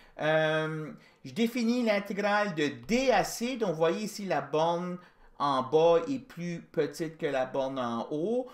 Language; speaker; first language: French; native; French